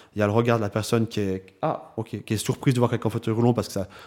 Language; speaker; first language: French; native; French